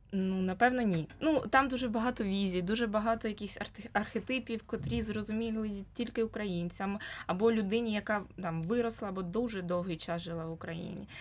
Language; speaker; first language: Ukrainian; native; Ukrainian